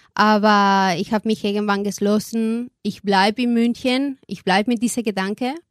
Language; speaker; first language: German; non-native, fluent; Spanish